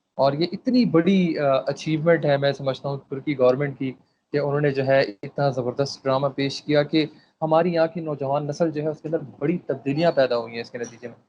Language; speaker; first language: Urdu; non-native, local second language; Pashto